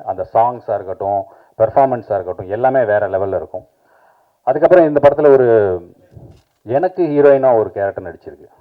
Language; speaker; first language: Tamil; native; Tamil